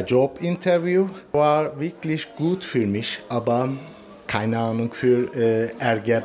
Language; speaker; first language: German; non-native, learner; Turkish